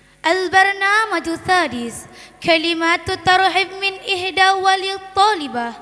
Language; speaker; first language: Arabic; non-native, learner; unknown